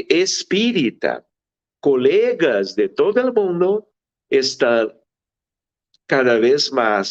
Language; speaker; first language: Spanish; non-native, fluent; Portuguese